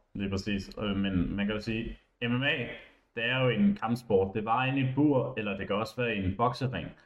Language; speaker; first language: Danish; native; Danish